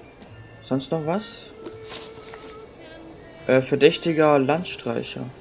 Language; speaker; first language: German; native; German